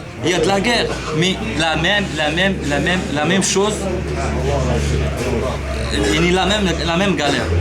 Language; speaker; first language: French; non-native, learner; Arabic